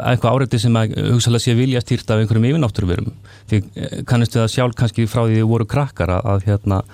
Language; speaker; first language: Icelandic; native; Icelandic